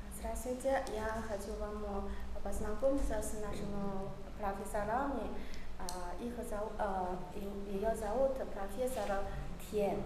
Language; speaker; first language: Russian; non-native, learner; Chinese